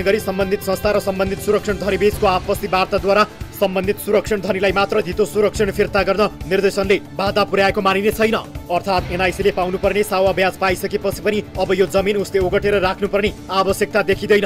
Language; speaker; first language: Nepali; native; Nepali